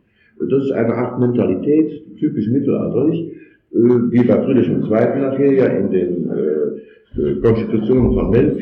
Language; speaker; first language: German; native; German